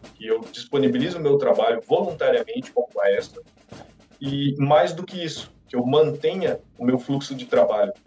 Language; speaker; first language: Portuguese; native; Portuguese